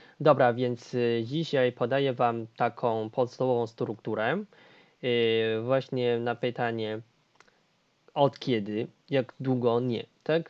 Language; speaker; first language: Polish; non-native, fluent; Chinese